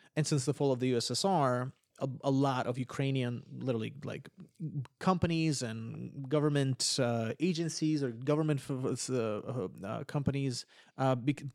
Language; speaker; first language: English; early bilingual, other home language; Ukrainian